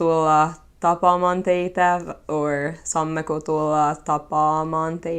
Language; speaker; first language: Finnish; non-native, fluent; English